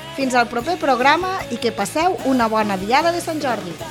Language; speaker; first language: Catalan; native; Catalan